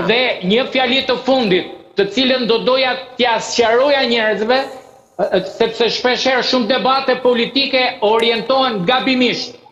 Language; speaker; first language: Albanian; native; Albanian